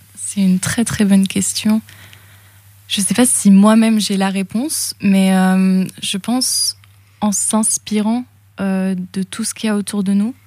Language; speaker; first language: French; early bilingual, other home language; English